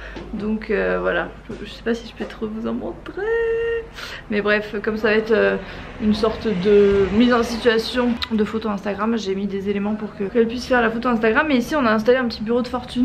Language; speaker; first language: French; native; French